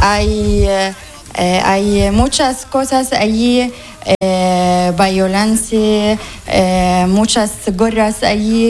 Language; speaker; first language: Spanish; non-native, learner; Arabic